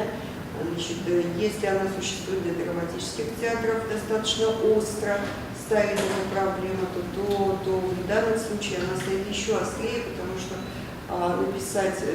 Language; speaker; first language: Russian; native; Russian